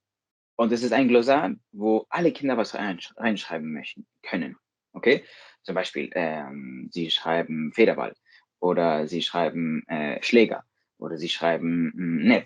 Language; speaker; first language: German; non-native, fluent; Spanish